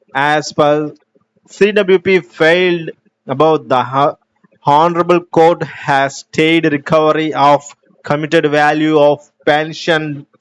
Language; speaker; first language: English; non-native, local second language; Telugu